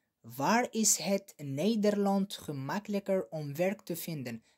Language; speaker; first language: Dutch; non-native, learner; Arabic